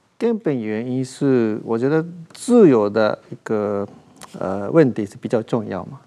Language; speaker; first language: Chinese; non-native, fluent; Japanese